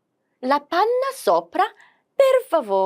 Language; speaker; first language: Italian; non-native, fluent; Korean